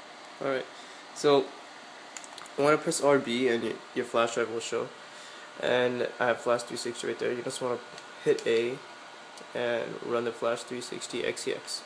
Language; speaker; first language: English; native; English